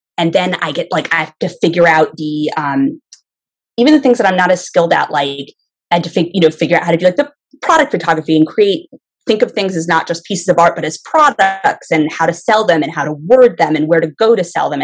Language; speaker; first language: English; native; English